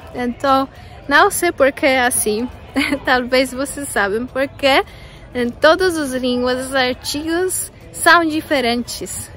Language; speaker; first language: Portuguese; non-native, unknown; Polish